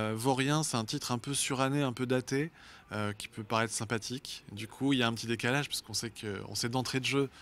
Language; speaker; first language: French; native; French